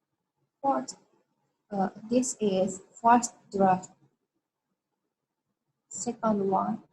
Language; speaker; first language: English; non-native, learner; Japanese